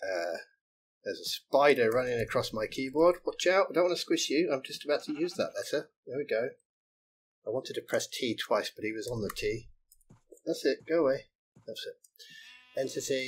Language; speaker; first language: English; native; English